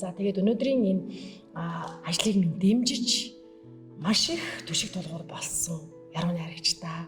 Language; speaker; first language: Mongolian; native; Mongolian